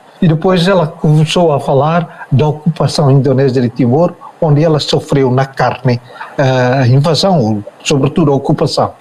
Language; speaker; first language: Portuguese; non-native, local second language; Tetum